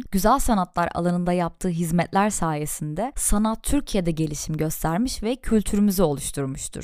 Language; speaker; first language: Turkish; native; Turkish